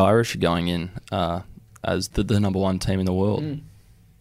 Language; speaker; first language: English; native; English